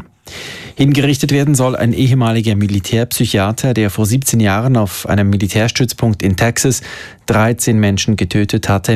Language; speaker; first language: German; native; German